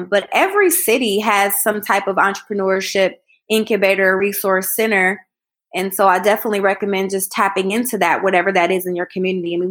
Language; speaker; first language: English; native; English